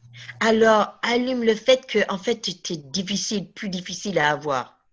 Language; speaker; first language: French; native; French